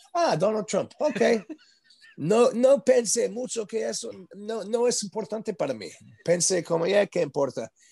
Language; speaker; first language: Spanish; non-native, learner; English